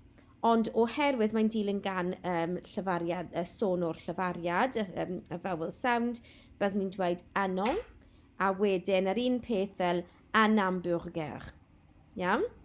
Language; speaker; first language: Welsh; non-native, local second language; English